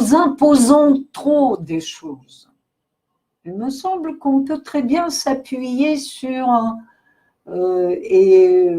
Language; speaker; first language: French; non-native, fluent; Russian